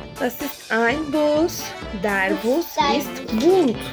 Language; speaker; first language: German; non-native, learner; Turkish